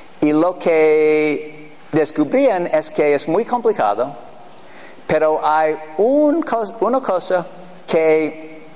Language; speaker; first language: Spanish; non-native, fluent; English